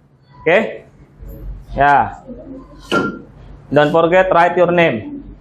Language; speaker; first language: English; non-native, learner; Indonesian